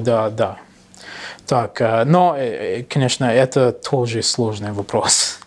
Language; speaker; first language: Russian; non-native, learner; English